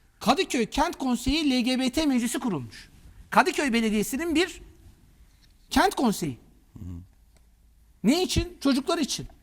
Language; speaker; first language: Turkish; native; Turkish